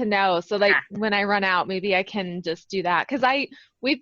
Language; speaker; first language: English; native; English